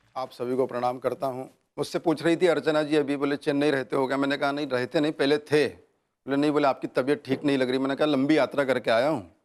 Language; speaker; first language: Hindi; non-native, local second language; Telugu